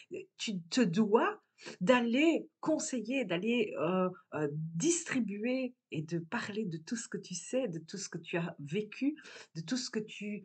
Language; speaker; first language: French; native; French